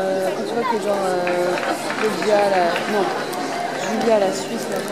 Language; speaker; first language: French; native; French